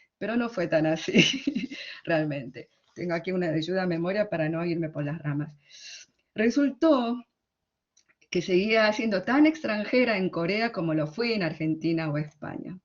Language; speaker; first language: Spanish; early bilingual, other home language; Korean